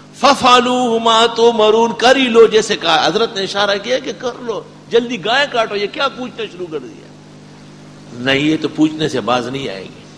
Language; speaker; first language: Urdu; non-native, local second language; Pashto